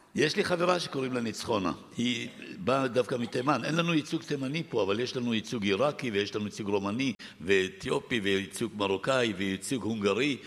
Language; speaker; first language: Hebrew; early bilingual, other home language; Arabic